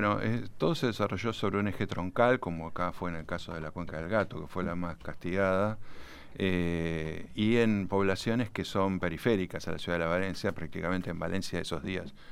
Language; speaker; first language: Spanish; native; Spanish